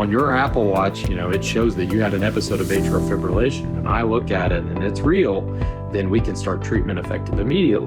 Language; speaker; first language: English; native; English